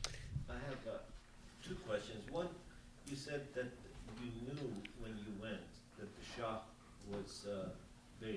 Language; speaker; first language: English; non-native, fluent; Persian